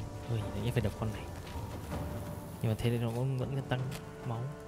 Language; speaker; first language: Vietnamese; native; Vietnamese